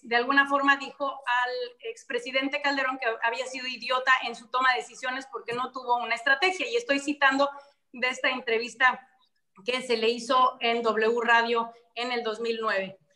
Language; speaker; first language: Spanish; native; Spanish